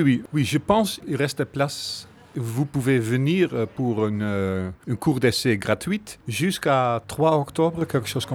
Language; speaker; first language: French; non-native, fluent; Dutch